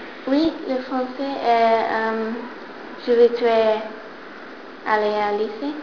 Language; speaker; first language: French; non-native, learner; English